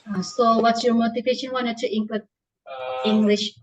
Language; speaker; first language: English; non-native, learner; Indonesian